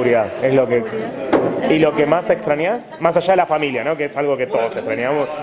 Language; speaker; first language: Spanish; native; Spanish